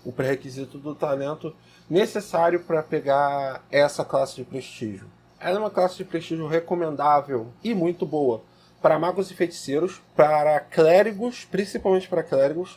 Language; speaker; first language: Portuguese; native; Portuguese